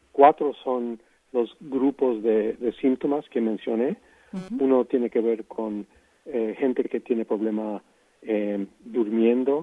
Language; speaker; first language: Spanish; non-native, fluent; English